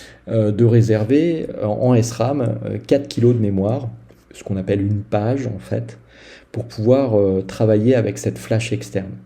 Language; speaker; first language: French; native; French